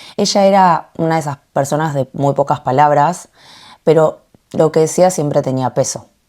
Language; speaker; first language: Spanish; early bilingual, other home language; Korean